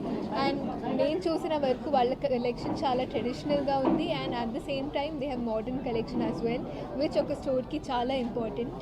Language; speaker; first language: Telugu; non-native, fluent; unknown